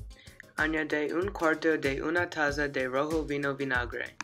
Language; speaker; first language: Spanish; non-native, learner; English